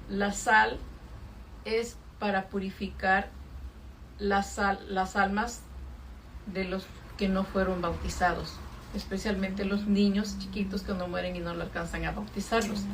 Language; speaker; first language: Spanish; native; Spanish